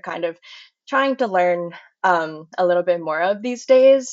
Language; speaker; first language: English; non-native, local second language; Filipino